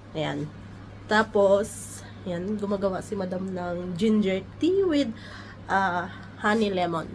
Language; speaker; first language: Filipino; non-native, local second language; Cebuano